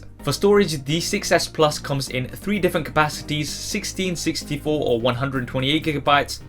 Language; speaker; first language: English; native; English